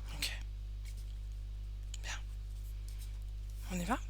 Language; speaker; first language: French; native; French